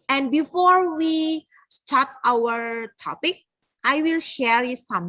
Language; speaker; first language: English; non-native, learner; Indonesian